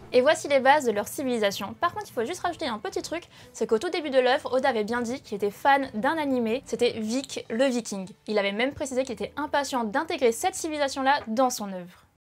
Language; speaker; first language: French; native; French